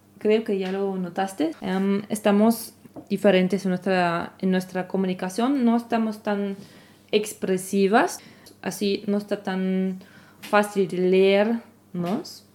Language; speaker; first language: Spanish; non-native, fluent; German